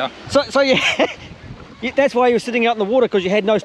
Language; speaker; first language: English; native; English